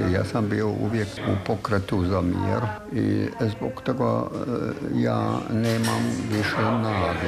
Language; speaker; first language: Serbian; non-native, fluent; German